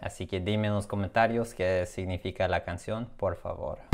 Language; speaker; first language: Spanish; non-native, learner; English